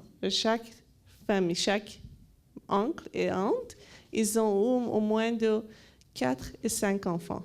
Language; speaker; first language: French; non-native, learner; Persian